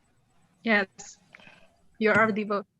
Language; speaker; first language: English; non-native, learner; Indonesian